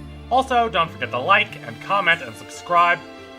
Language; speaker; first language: English; native; English